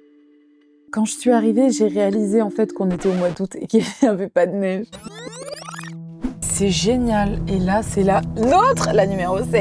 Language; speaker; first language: French; native; French